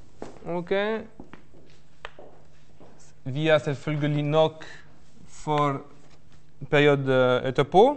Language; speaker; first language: Norwegian; non-native, fluent; French